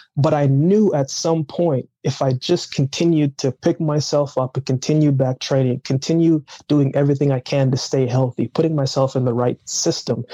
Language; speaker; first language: English; early bilingual, other home language; Jamaican Creole English